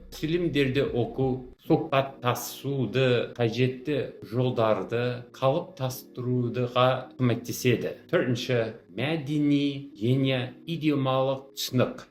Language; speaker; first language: Kazakh; non-native, fluent; English